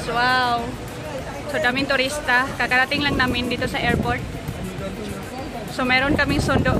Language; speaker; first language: Filipino; native; Filipino